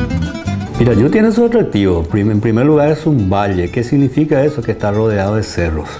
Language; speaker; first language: Spanish; native; Spanish